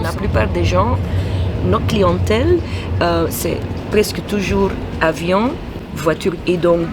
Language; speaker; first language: French; non-native, fluent; Swedish